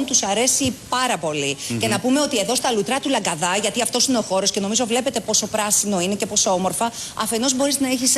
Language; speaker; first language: Greek; native; Greek